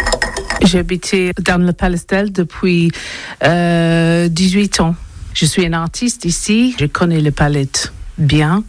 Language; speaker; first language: French; non-native, learner; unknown